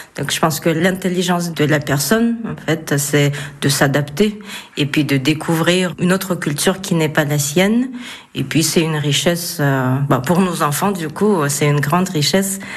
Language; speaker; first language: French; non-native, fluent; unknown